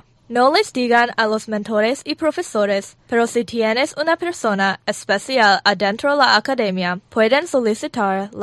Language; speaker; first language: Spanish; non-native, learner; English